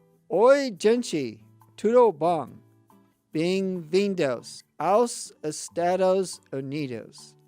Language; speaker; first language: Portuguese; non-native, learner; English